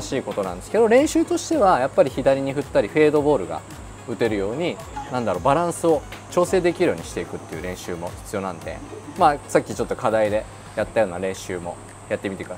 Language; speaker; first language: Japanese; native; Japanese